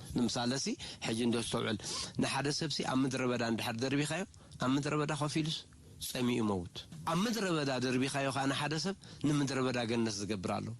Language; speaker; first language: Tigrinya; non-native, local second language; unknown